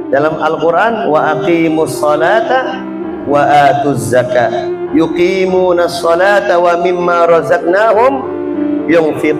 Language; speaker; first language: Indonesian; native; Indonesian